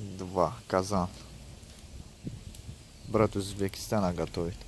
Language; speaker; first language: Russian; non-native, learner; Tajik